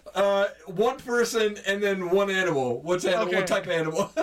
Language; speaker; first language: English; native; English